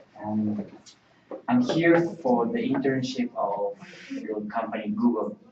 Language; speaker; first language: English; non-native, learner; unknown